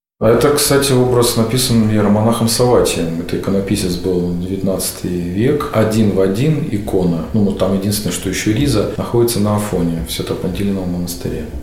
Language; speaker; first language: Russian; native; Russian